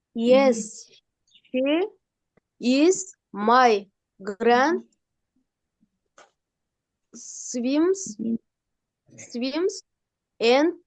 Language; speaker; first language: English; non-native, learner; Kyrgyz